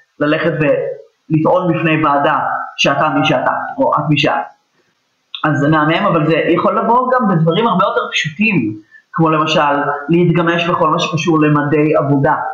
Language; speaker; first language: Hebrew; native; Hebrew